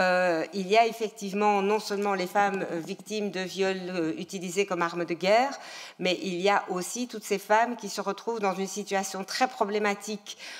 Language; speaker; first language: French; native; French